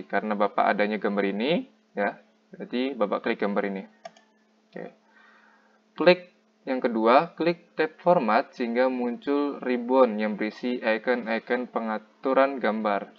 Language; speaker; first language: Indonesian; native; Indonesian